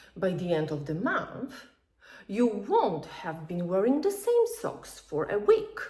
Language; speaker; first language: English; non-native, fluent; Polish